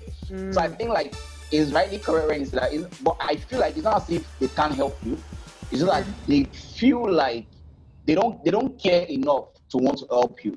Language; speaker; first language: English; non-native, local second language; Yoruba